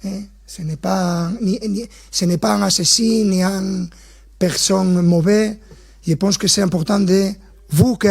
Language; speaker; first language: French; non-native, fluent; Spanish